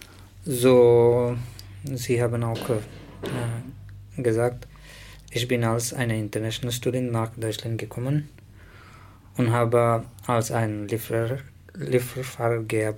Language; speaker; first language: German; non-native, learner; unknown